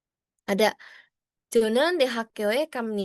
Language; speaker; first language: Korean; non-native, fluent; Indonesian